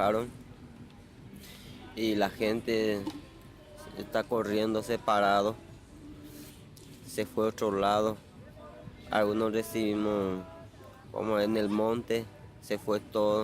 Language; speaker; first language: Spanish; non-native, local second language; Guarani